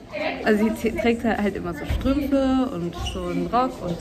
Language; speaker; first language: German; native; German